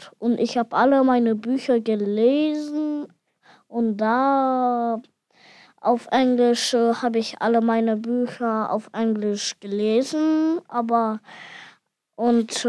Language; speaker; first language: German; non-native, learner; Ukrainian